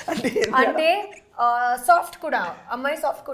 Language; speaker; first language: Telugu; non-native, learner; Hindi